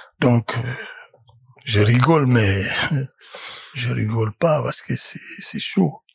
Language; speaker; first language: French; non-native, local second language; Lingala